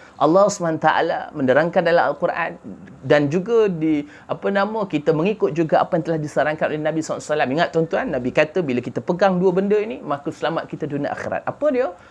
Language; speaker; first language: Malay; native; Malay